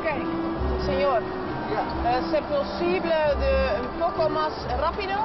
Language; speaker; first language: Spanish; non-native, learner; Dutch